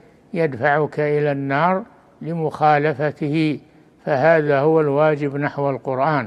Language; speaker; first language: Arabic; native; Arabic